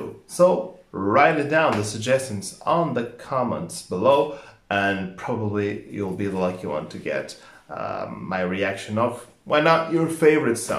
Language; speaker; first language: English; non-native, fluent; Portuguese